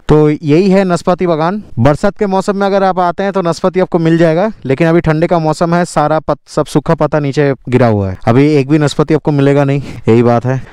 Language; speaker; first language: Hindi; non-native, local second language; Bangla